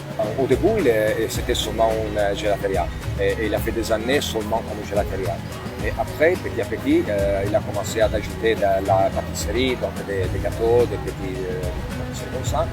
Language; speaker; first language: French; non-native, fluent; Italian